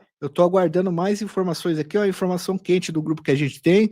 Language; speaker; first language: Portuguese; native; Portuguese